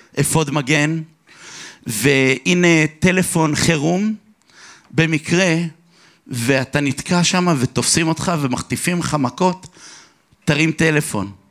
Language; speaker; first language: Hebrew; early bilingual, other home language; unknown